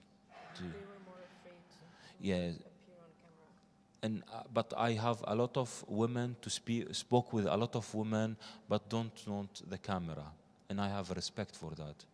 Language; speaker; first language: English; non-native, learner; Arabic